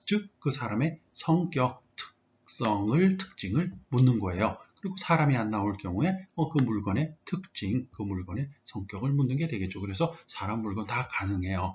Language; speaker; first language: Korean; native; Korean